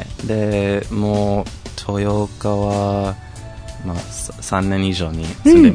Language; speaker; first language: Japanese; non-native, fluent; English